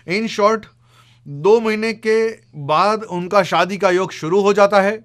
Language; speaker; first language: Hindi; non-native, local second language; Gujarati